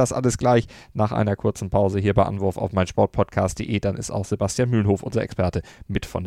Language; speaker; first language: German; native; German